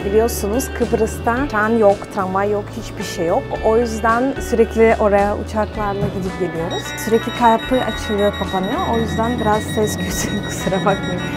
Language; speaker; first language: Turkish; non-native, fluent; Russian